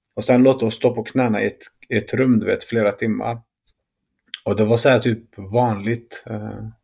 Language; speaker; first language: Swedish; early bilingual, other home language; Arabic